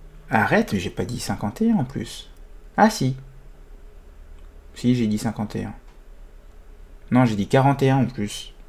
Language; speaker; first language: French; native; French